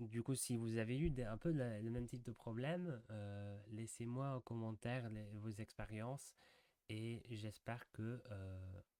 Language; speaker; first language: French; non-native, fluent; English